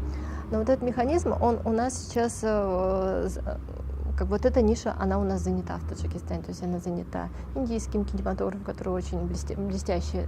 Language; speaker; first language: Russian; non-native, local second language; Tajik